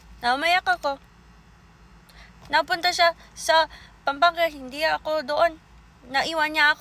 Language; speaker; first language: Filipino; early bilingual, heritage; Filipino